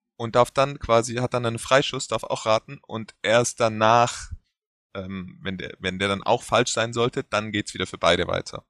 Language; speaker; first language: German; native; German